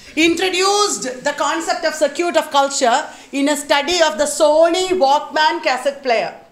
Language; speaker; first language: English; non-native, local second language; Malayalam